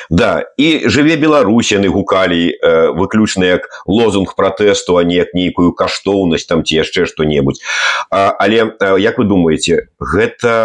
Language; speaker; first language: Belarusian; native; Belarusian